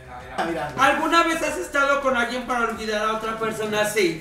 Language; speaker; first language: Spanish; native; Spanish